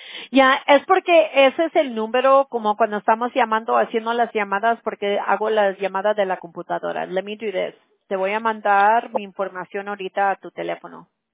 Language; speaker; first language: Spanish; early bilingual, heritage; Spanish